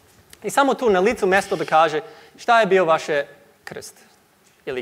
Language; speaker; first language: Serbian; non-native, learner; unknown